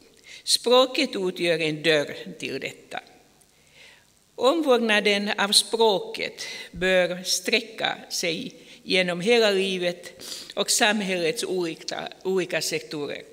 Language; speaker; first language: Swedish; non-native, fluent; Finnish